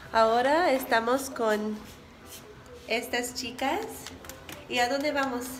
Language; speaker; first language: Spanish; non-native, learner; English